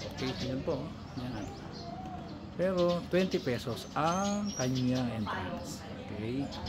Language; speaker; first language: Filipino; native; Filipino